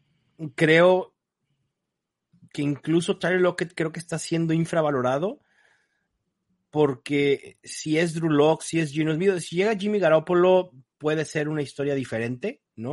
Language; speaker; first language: Spanish; native; Spanish